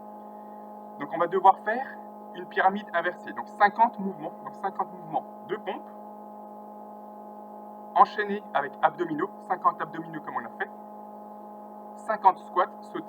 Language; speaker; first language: French; native; French